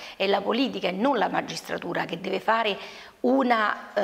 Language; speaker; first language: Italian; native; Italian